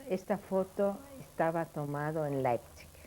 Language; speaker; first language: Spanish; non-native, fluent; Yiddish